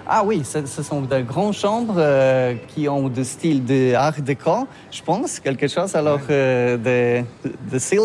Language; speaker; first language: French; non-native, learner; Polish